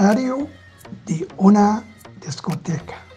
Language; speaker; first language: Italian; non-native, learner; Persian